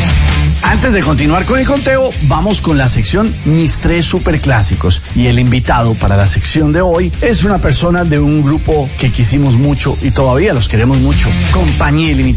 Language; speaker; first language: Spanish; native; Spanish